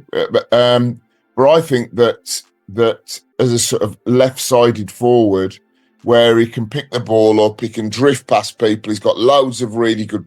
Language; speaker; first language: English; native; English